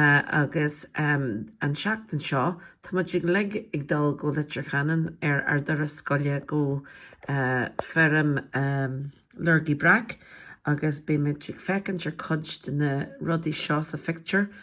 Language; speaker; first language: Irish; non-native, local second language; English